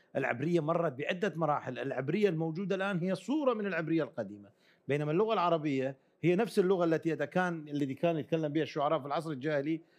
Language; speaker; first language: Arabic; early bilingual, other home language; Kurdish